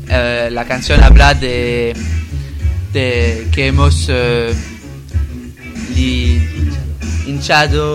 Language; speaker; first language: Spanish; non-native, learner; French